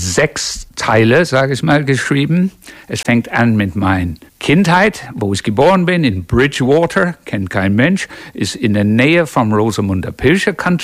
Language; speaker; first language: German; non-native, fluent; English